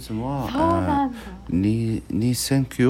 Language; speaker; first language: Japanese; non-native, learner; Arabic